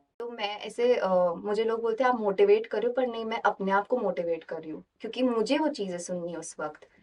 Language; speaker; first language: Hindi; native; Hindi